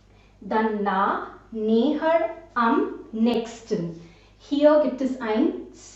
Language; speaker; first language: German; non-native, fluent; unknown